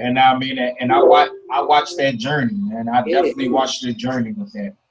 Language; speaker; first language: English; native; English